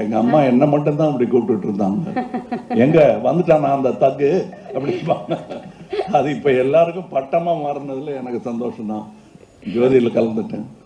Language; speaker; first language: Tamil; native; Tamil